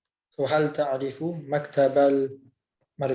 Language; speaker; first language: Arabic; non-native, fluent; English